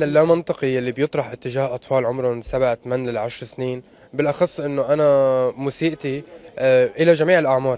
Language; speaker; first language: Arabic; native; Arabic